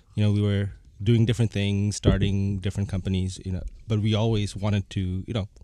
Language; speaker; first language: English; non-native, fluent; Bangla